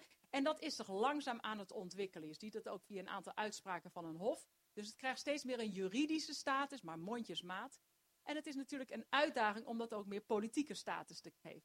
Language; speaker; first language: Dutch; native; Dutch